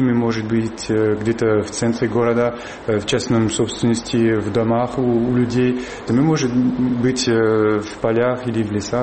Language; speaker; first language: Russian; non-native, fluent; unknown